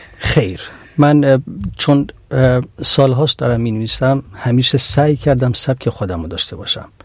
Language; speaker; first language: Persian; non-native, local second language; Central Kurdish